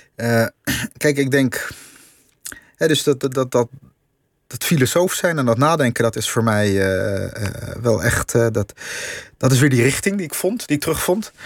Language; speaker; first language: Dutch; native; Dutch